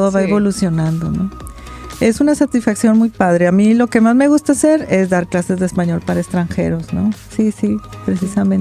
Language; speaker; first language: Spanish; native; Spanish